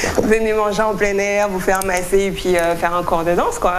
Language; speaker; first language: French; native; French